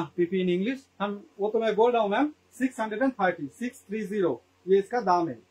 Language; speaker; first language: Hindi; non-native, local second language; Bangla